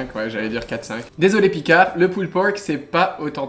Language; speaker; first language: French; native; French